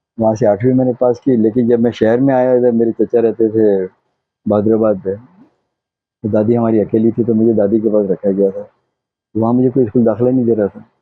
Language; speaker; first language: Urdu; non-native, local second language; Konkani